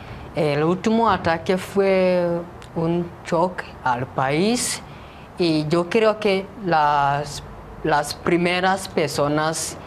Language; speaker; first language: Spanish; non-native, fluent; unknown